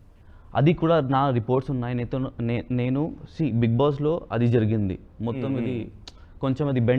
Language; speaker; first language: Telugu; non-native, local second language; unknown